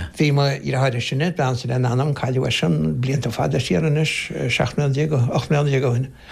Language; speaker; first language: Irish; native; Irish